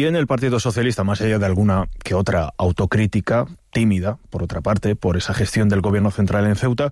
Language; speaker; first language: Spanish; native; Spanish